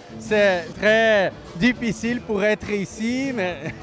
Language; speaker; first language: French; non-native, local second language; English